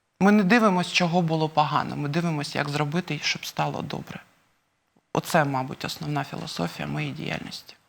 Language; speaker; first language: Ukrainian; non-native, local second language; Russian